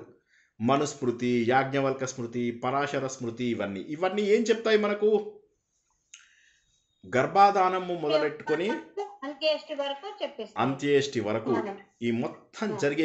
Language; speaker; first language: Telugu; native; Telugu